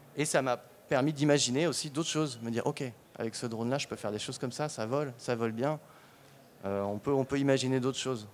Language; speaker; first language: French; native; French